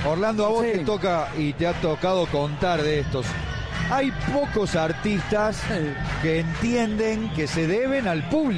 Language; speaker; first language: Spanish; native; Spanish